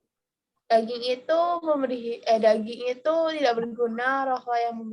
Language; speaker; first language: Indonesian; native; Indonesian